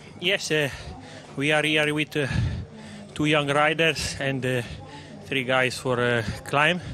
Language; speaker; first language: English; non-native, learner; Italian